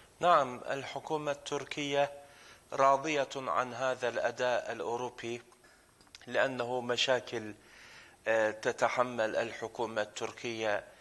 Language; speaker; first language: Arabic; non-native, fluent; Turkish